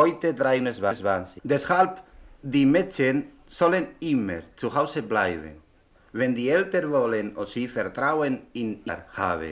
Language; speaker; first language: German; non-native, learner; Spanish